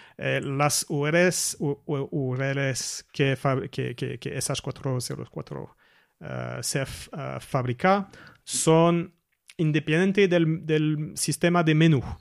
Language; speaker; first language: Spanish; non-native, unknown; French